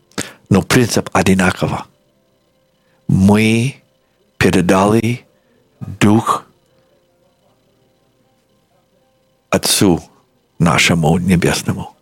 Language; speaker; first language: Russian; non-native, fluent; English